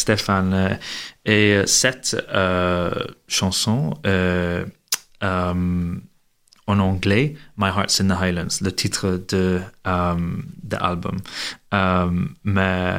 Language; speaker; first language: French; non-native, learner; English